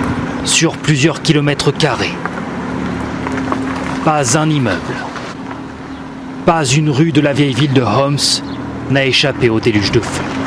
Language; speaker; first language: French; native; French